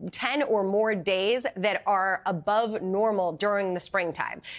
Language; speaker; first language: English; native; English